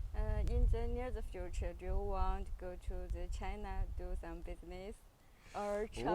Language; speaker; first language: English; non-native, learner; Chinese